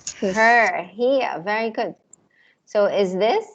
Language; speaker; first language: English; non-native, fluent; Arabic